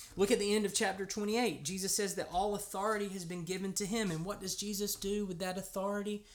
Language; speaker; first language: English; native; English